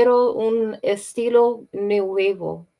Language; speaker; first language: Spanish; non-native, learner; English